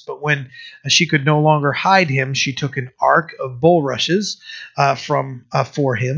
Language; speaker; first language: English; native; English